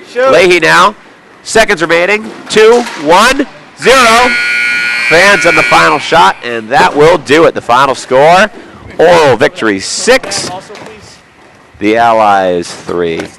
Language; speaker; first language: English; native; English